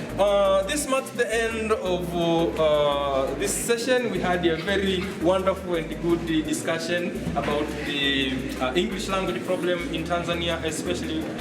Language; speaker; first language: English; non-native, local second language; Swahili